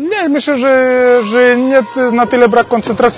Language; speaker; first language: Polish; non-native, fluent; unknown